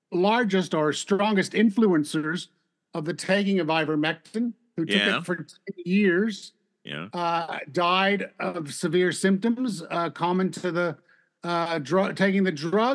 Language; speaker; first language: English; native; English